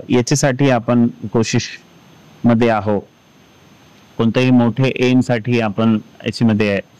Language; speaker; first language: Marathi; non-native, fluent; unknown